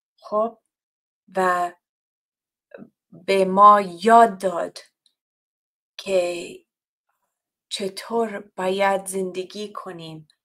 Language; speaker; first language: Persian; non-native, fluent; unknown